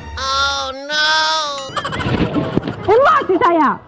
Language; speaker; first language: Indonesian; non-native, learner; Russian